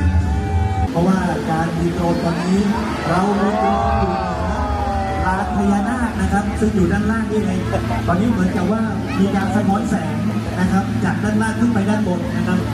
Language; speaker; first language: Thai; native; Thai